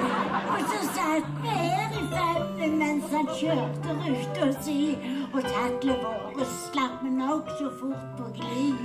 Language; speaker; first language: Norwegian; native; Norwegian